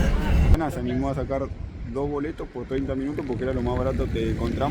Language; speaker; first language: Spanish; native; Spanish